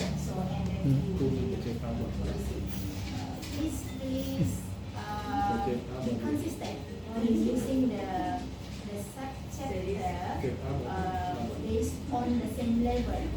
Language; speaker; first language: English; non-native, fluent; Indonesian